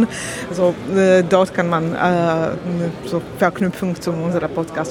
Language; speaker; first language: German; non-native, learner; Slovak